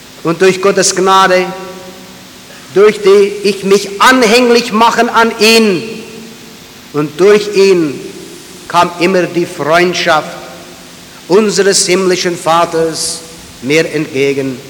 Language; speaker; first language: German; early bilingual, heritage; German